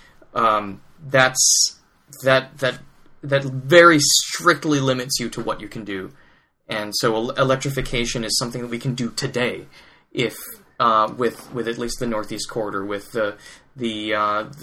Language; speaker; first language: English; native; English